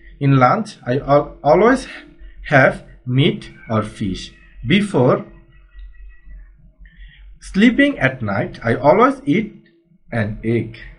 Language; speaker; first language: English; non-native, local second language; Bangla